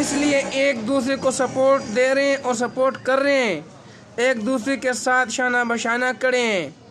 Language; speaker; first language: Urdu; non-native, local second language; Pashto